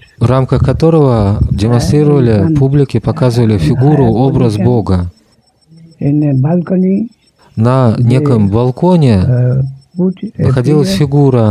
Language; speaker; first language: Russian; native; Russian